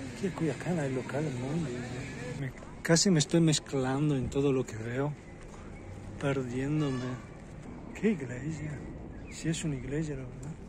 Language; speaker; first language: Spanish; non-native, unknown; Italian